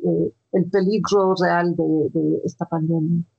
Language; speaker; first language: Spanish; non-native, fluent; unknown